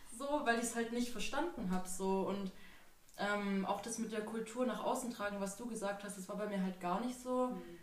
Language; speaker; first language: German; native; German